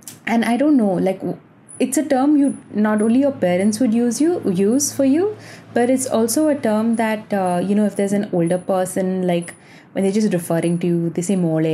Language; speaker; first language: English; non-native, local second language; Malayalam